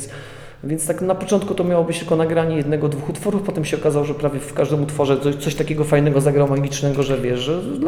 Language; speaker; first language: Polish; native; Polish